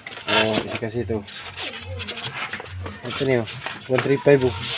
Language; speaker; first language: Filipino; non-native, local second language; Cebuano